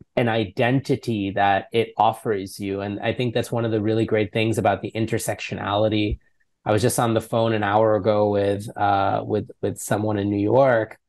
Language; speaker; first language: English; native; English